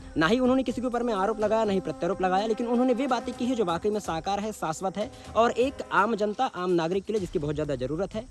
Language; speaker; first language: Hindi; native; Hindi